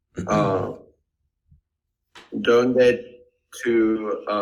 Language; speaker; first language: Spanish; non-native, learner; English